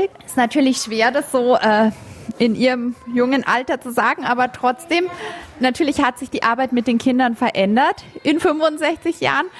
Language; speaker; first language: German; native; German